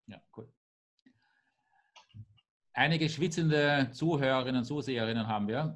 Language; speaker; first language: German; native; German